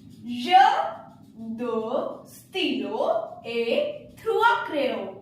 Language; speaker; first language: French; non-native, fluent; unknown